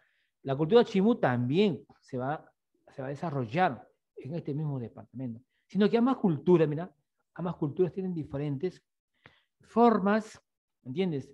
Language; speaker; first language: Spanish; native; Spanish